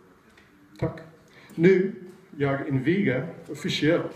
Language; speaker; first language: Swedish; non-native, fluent; English